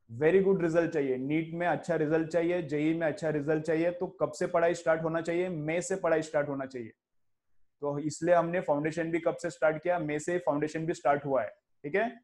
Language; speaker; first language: Hindi; non-native, local second language; Marathi